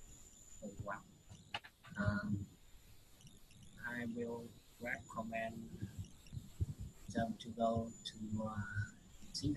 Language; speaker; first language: English; non-native, learner; Vietnamese